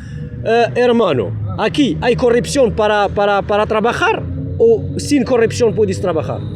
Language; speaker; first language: Spanish; non-native, learner; Arabic